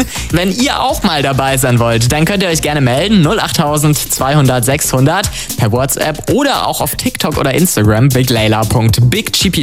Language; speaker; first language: German; native; German